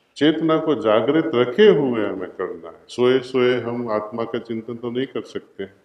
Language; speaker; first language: Hindi; non-native, local second language; Gujarati